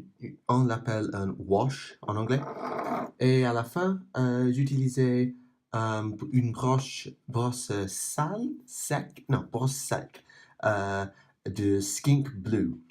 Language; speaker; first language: French; non-native, learner; English